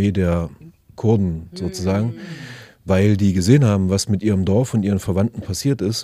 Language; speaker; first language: German; native; German